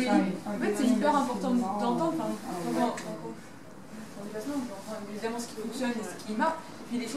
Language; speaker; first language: French; early bilingual, other home language; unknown